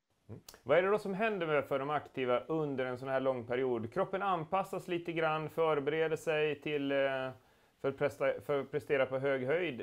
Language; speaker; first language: Swedish; native; Swedish